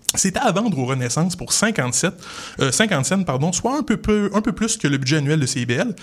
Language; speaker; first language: French; native; French